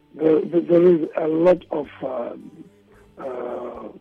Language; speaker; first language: English; non-native, local second language; Shona